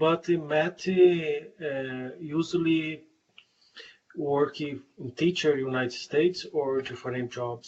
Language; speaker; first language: English; non-native, learner; Portuguese